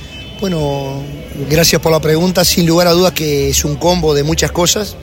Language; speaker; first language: Spanish; native; Spanish